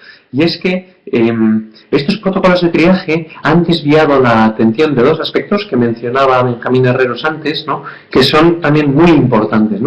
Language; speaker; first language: Spanish; native; Spanish